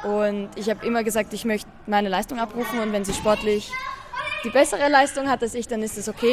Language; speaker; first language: German; native; German